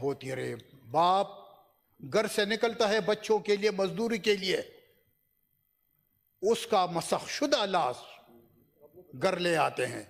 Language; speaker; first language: Urdu; non-native, local second language; Pashto